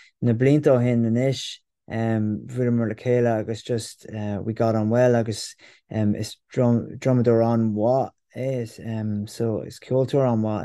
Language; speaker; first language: Irish; non-native, local second language; English